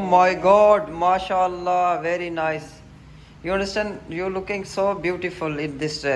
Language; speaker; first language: English; non-native, learner; Urdu